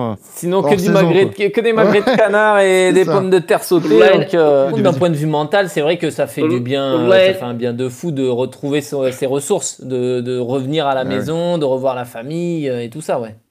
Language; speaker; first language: French; native; French